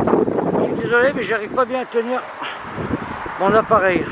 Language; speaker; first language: French; native; French